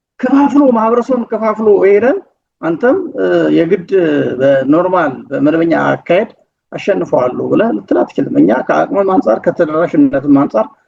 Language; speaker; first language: Amharic; non-native, local second language; Tigrinya